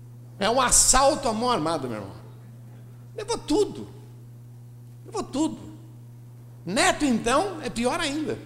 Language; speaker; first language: Portuguese; native; Portuguese